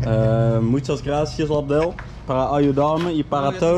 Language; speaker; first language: Spanish; non-native, learner; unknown